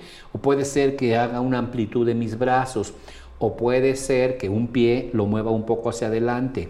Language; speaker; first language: Spanish; native; Spanish